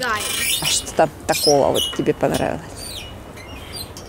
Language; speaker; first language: Russian; native; Russian